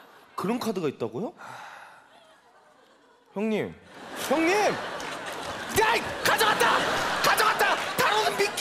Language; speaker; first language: Korean; native; Korean